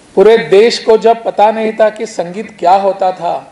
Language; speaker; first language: Hindi; non-native, local second language; Konkani